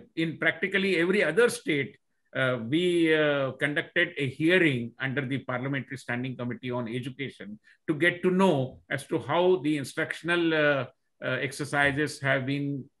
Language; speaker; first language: English; non-native, local second language; Marathi